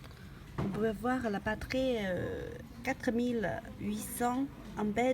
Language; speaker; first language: French; non-native, learner; Chinese